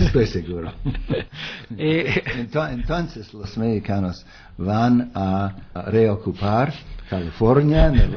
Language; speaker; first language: Spanish; non-native, fluent; English